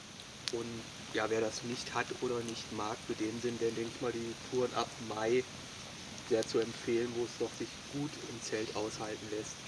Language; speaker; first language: German; native; German